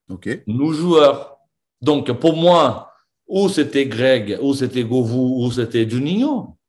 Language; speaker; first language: French; non-native, fluent; Portuguese